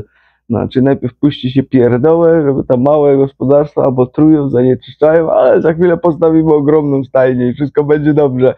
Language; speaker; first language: Polish; native; Polish